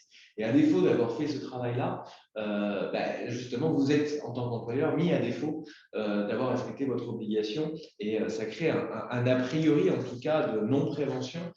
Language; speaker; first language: French; native; French